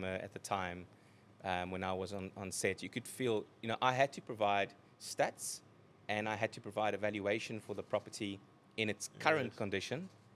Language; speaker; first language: English; native; English